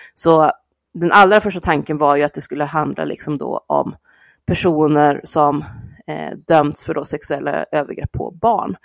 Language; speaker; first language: Swedish; native; Swedish